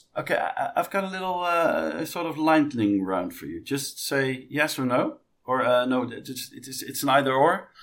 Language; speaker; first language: English; non-native, fluent; Dutch